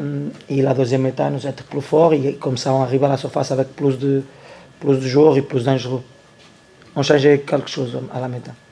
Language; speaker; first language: French; non-native, learner; Portuguese